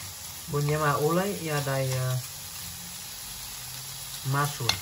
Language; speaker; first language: Polish; non-native, learner; Vietnamese